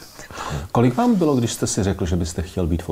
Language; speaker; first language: Czech; native; Czech